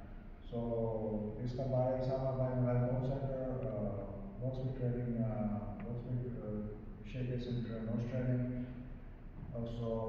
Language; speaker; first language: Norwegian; non-native, learner; Urdu